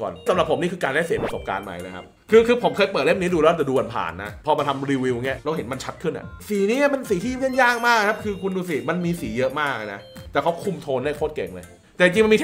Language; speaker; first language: Thai; native; Thai